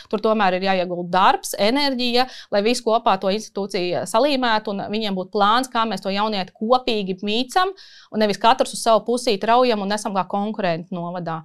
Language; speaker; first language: Latvian; native; Latvian